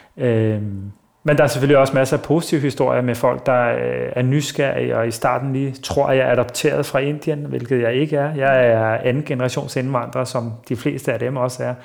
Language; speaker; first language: Danish; early bilingual, other home language; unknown